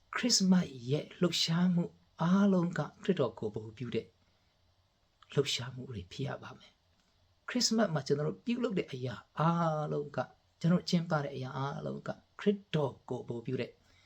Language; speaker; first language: Burmese; non-native, local second language; Tedim Chin